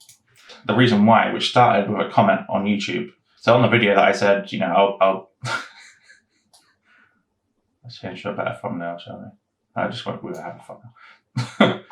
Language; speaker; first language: English; native; English